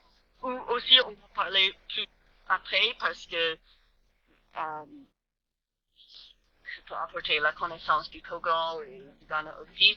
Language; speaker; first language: French; non-native, learner; English